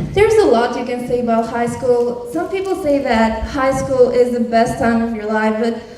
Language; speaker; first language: English; non-native, fluent; Albanian